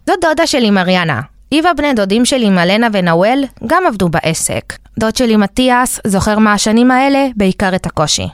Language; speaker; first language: Hebrew; early bilingual, other home language; Spanish